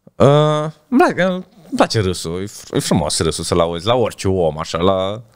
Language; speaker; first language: Romanian; native; Romanian